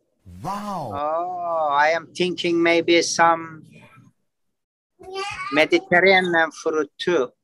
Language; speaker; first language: English; non-native, learner; Turkish